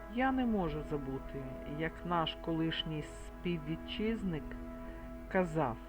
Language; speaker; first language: Ukrainian; native; Ukrainian